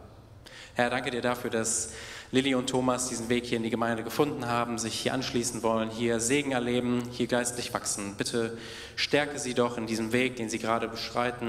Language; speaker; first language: German; native; German